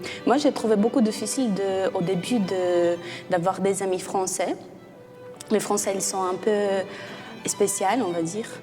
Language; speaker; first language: French; non-native, fluent; Portuguese